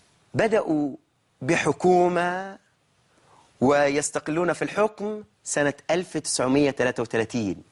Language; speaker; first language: Arabic; native; Arabic